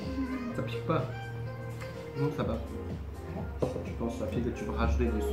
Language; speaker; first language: French; non-native, fluent; Chinese